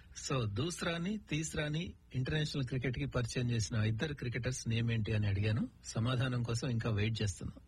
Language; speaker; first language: Telugu; native; Telugu